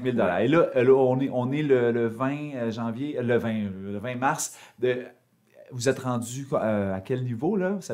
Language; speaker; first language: French; native; French